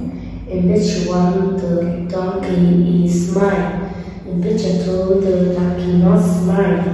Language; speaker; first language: English; non-native, learner; Vietnamese